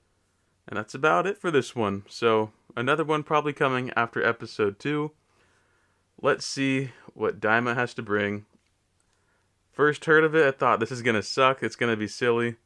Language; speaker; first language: English; native; English